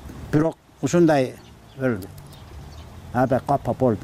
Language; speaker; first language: Kyrgyz; non-native, learner; Korean